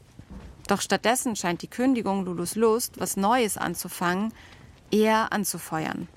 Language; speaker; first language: German; native; German